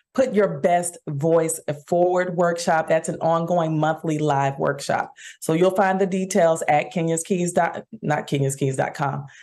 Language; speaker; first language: English; native; English